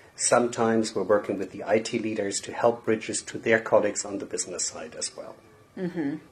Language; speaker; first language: English; non-native, fluent; German